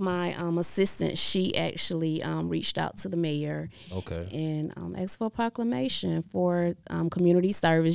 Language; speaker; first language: English; native; English